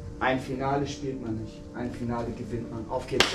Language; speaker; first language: German; native; German